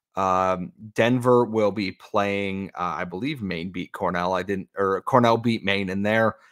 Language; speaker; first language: English; native; English